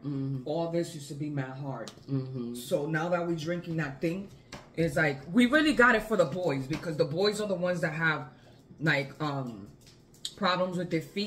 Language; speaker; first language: English; native; English